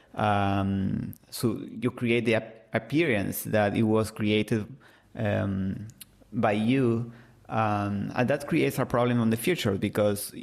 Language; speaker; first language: English; non-native, fluent; Spanish